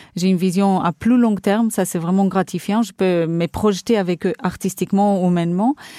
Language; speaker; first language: French; non-native, fluent; Portuguese